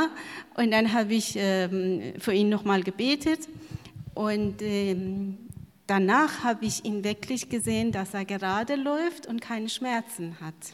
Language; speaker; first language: German; non-native, fluent; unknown